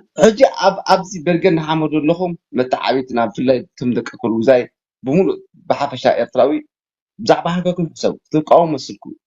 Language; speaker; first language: Tigrinya; native; Tigrinya